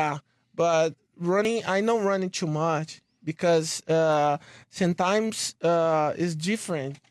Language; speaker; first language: English; non-native, learner; Portuguese